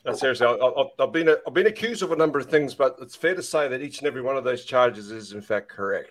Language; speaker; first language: English; native; English